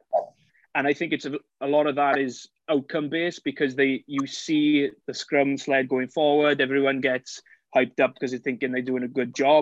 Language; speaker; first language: English; native; English